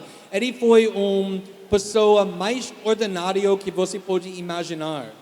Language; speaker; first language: Portuguese; non-native, fluent; English